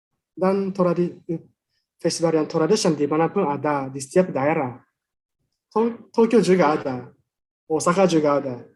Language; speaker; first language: Indonesian; non-native, fluent; Japanese